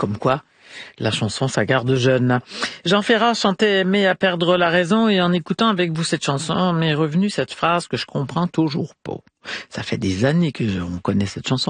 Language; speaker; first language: French; native; French